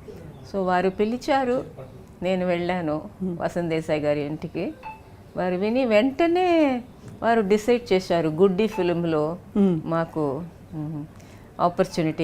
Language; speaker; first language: Telugu; non-native, local second language; Tamil